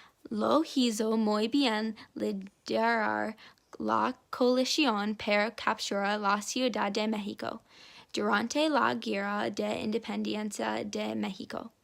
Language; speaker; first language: Spanish; non-native, learner; English